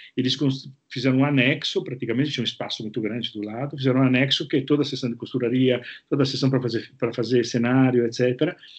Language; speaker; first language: Portuguese; non-native, fluent; Italian